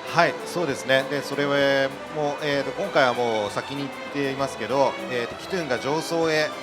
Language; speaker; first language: Japanese; native; Japanese